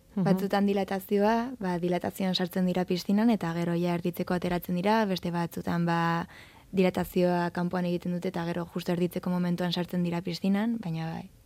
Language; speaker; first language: Basque; native; Basque